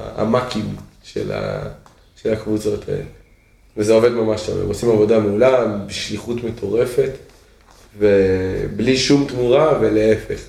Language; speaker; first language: Hebrew; native; Hebrew